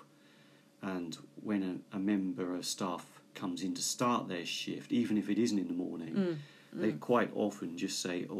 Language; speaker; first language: English; native; English